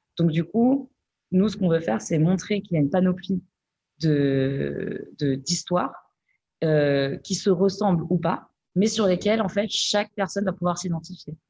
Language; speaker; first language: French; native; French